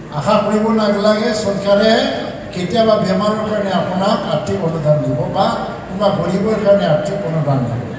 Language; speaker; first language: Assamese; non-native, local second language; Bodo